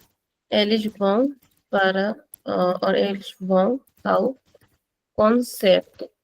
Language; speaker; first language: Portuguese; non-native, fluent; Hindi